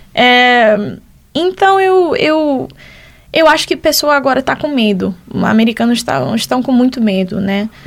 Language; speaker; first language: Portuguese; early bilingual, heritage; Portuguese